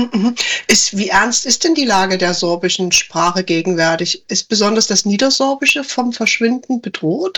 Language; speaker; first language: German; native; German